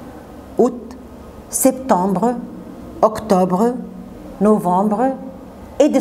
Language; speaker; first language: French; non-native, fluent; Arabic